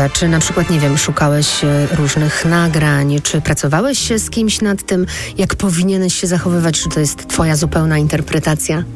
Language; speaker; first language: Polish; native; Polish